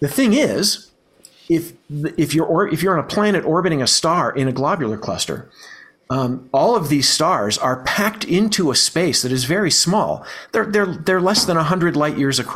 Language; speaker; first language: English; native; English